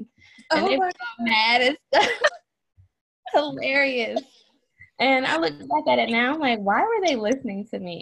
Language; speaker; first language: English; native; English